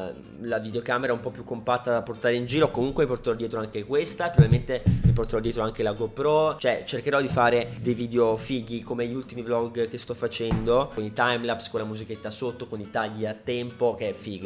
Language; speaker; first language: Italian; native; Italian